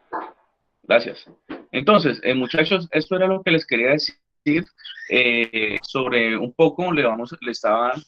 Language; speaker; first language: Spanish; native; Spanish